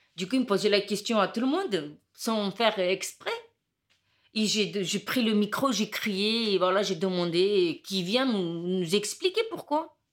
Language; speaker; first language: French; non-native, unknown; Romany